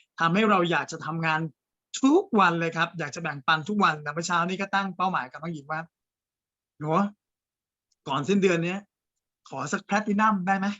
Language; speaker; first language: Thai; native; Thai